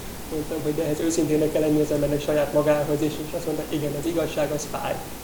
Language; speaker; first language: Hungarian; native; Hungarian